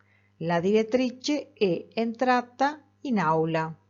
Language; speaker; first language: Italian; non-native, fluent; Spanish